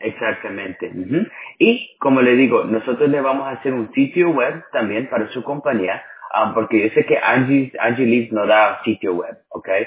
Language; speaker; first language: Spanish; early bilingual, other home language; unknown